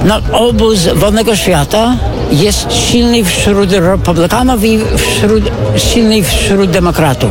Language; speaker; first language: Polish; non-native, fluent; English